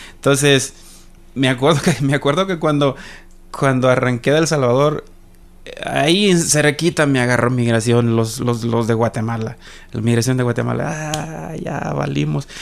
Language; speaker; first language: Spanish; native; Spanish